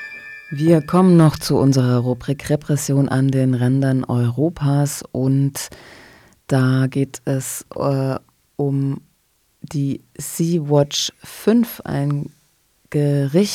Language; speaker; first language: German; native; German